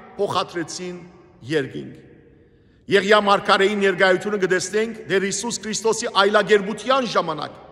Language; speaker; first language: Armenian; native; Armenian